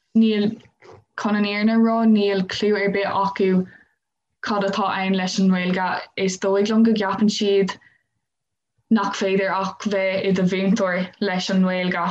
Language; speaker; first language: Irish; non-native, local second language; English